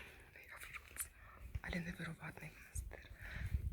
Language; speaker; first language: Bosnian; non-native, learner; Russian